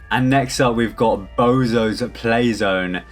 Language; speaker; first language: English; native; English